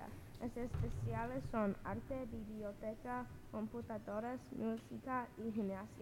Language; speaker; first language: Spanish; non-native, learner; English